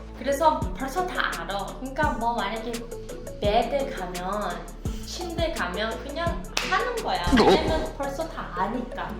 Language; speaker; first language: Korean; early bilingual, heritage; Korean